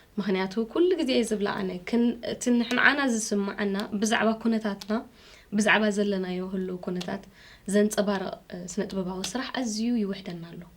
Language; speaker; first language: Tigrinya; native; Tigrinya